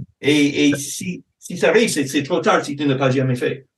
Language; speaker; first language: French; non-native, fluent; English